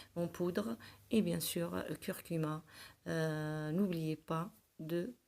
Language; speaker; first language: French; non-native, local second language; Arabic